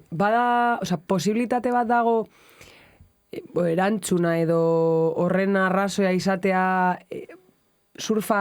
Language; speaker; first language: Basque; native; Basque